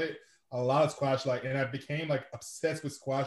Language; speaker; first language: English; non-native, fluent; French